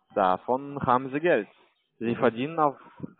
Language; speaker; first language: German; non-native, learner; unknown